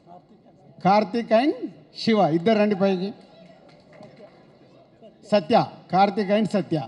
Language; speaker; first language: Telugu; native; Telugu